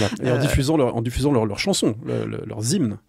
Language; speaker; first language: French; native; French